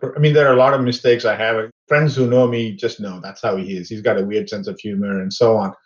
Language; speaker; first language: English; non-native, local second language; Tamil